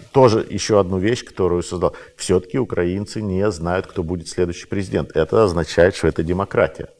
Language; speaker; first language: Russian; native; Russian